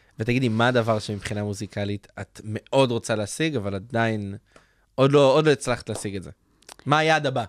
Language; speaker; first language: Hebrew; native; Hebrew